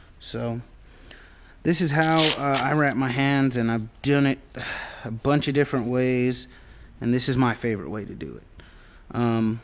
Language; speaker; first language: English; native; English